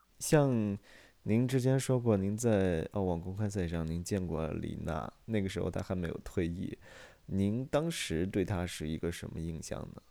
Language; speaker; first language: Chinese; native; Chinese